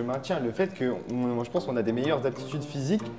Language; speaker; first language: French; native; French